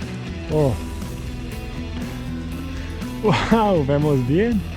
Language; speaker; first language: Spanish; non-native, learner; French